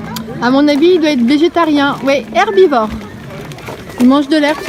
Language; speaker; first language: French; native; French